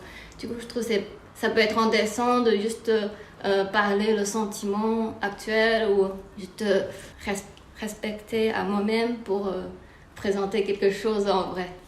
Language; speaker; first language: French; non-native, fluent; Chinese